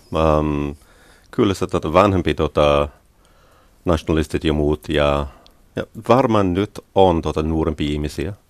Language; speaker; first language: Finnish; non-native, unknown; English